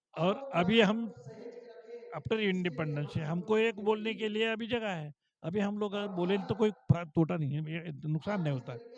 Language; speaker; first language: Hindi; non-native, local second language; Marathi